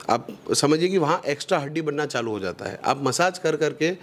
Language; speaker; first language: Hindi; non-native, local second language; Gujarati